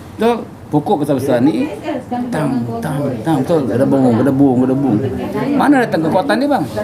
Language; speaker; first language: Malay; native; Malay